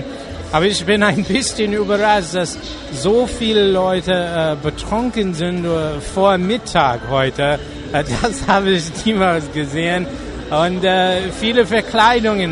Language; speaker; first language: German; non-native, learner; English